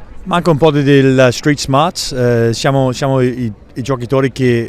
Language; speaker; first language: Italian; non-native, learner; English